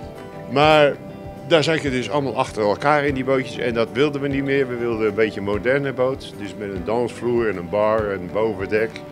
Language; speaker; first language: Dutch; native; Dutch